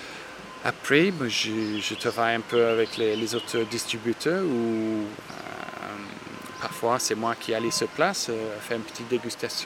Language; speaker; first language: French; non-native, fluent; English